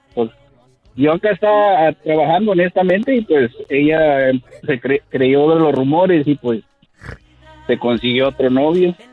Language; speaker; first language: Spanish; native; Spanish